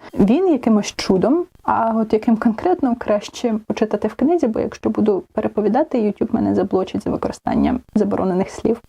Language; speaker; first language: Ukrainian; native; Ukrainian